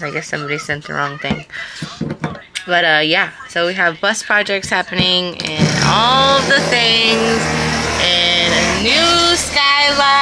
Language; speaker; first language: English; native; English